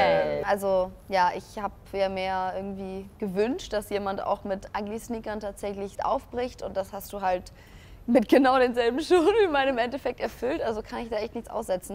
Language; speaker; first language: German; native; German